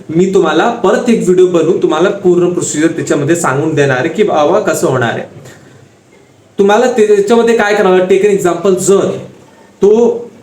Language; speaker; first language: Marathi; non-native, local second language; Hindi